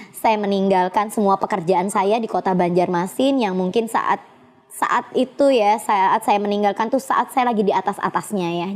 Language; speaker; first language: Indonesian; native; Indonesian